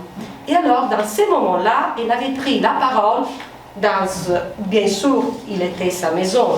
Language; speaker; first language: French; non-native, fluent; Italian